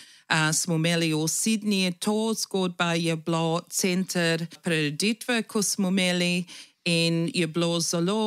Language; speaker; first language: Slovenian; early bilingual, heritage; Slovenian